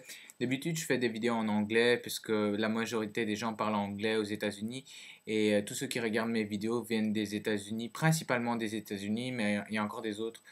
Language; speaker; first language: French; early bilingual, other home language; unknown